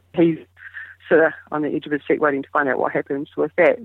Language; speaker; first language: English; native; English